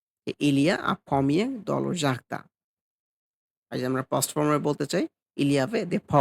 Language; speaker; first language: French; non-native, fluent; Bangla